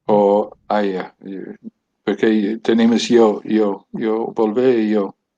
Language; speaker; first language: Spanish; non-native, learner; English